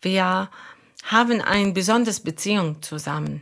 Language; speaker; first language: German; non-native, learner; Arabic